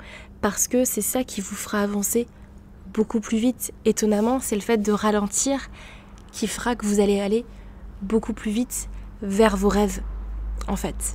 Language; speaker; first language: French; native; French